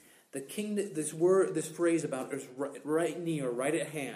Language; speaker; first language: English; native; English